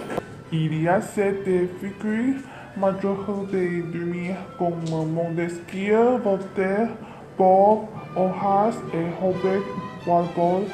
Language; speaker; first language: French; non-native, learner; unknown